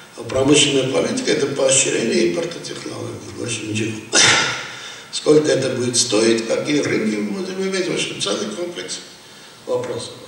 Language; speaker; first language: Russian; non-native, local second language; Armenian